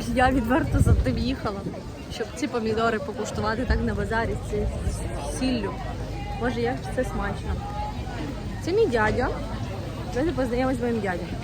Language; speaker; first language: Ukrainian; non-native, local second language; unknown